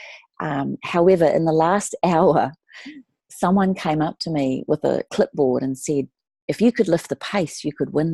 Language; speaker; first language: English; native; English